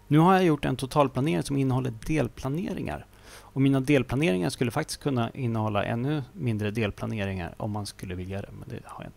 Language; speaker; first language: Swedish; native; Swedish